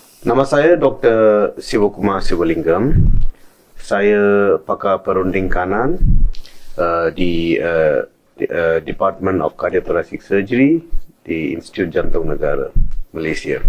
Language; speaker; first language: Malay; non-native, local second language; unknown